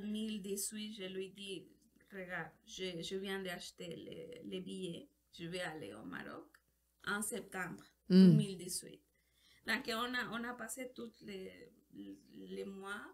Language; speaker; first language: French; non-native, learner; Spanish